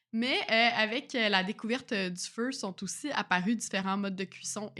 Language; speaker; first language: French; native; French